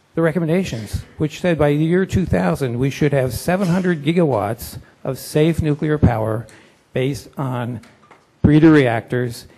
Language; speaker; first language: English; native; English